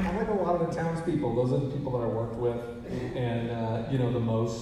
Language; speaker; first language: English; native; English